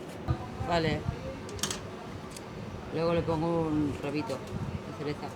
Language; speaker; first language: Spanish; non-native, local second language; Catalan